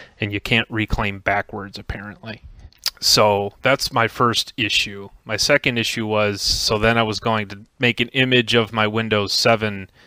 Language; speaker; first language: English; native; English